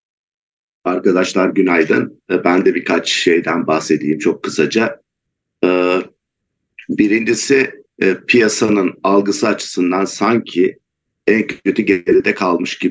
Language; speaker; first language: Turkish; native; Turkish